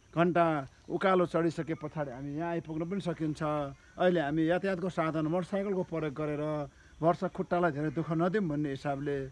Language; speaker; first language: Nepali; native; Nepali